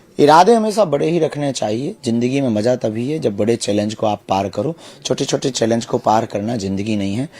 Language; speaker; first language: Hindi; native; Hindi